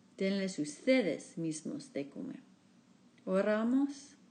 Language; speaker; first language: Spanish; non-native, learner; English